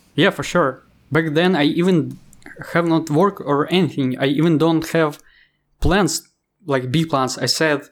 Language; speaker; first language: English; non-native, fluent; Ukrainian